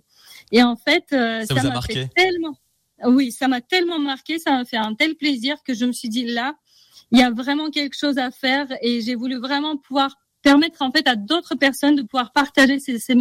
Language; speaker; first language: French; native; French